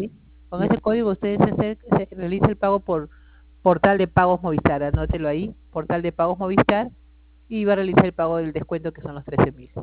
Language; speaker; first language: Spanish; native; Spanish